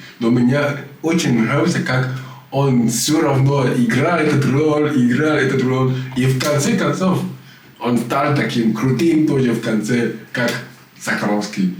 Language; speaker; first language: Russian; non-native, learner; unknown